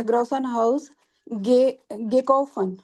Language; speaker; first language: German; non-native, learner; Urdu